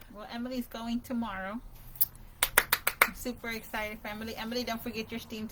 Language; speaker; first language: English; native; English